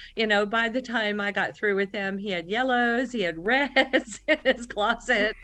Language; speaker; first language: English; native; English